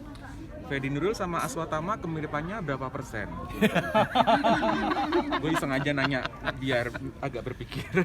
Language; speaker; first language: Indonesian; native; Indonesian